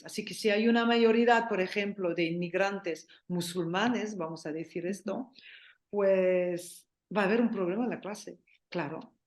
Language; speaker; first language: Spanish; non-native, fluent; French